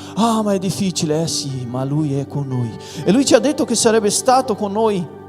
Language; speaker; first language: Italian; non-native, fluent; Portuguese